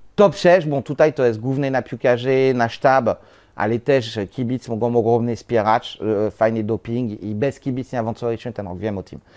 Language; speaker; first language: Polish; non-native, learner; French